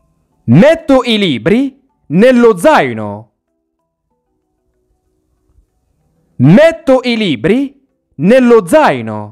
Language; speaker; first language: Italian; non-native, learner; Arabic